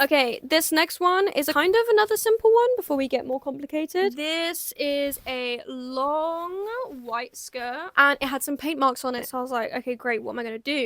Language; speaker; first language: English; native; English